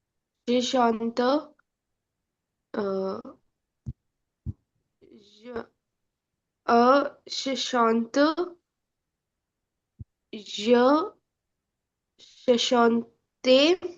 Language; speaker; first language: French; non-native, learner; Hindi